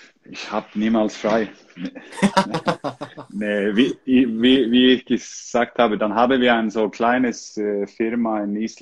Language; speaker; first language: German; non-native, learner; Icelandic